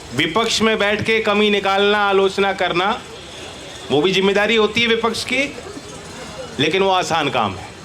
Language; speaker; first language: Hindi; native; Hindi